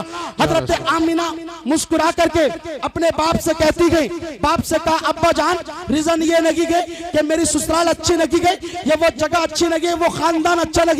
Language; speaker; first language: Hindi; native; Hindi